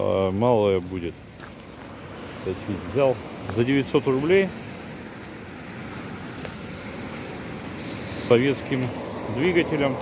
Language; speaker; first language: Russian; native; Russian